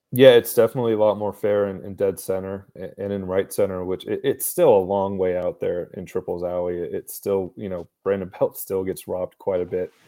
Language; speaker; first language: English; native; English